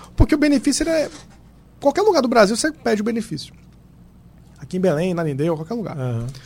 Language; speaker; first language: Portuguese; native; Portuguese